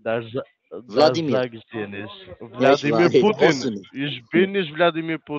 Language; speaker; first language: German; non-native, learner; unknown